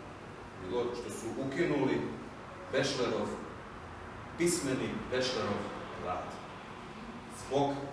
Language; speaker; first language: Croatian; early bilingual, heritage; German